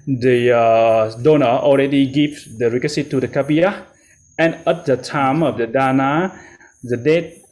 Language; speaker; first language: English; non-native, learner; Vietnamese